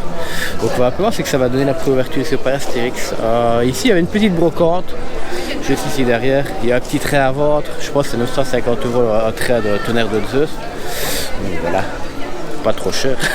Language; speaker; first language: French; native; French